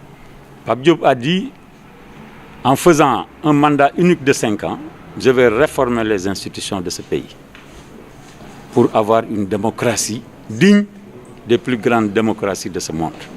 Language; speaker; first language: French; non-native, local second language; Wolof